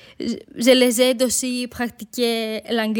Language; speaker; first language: French; non-native, fluent; Greek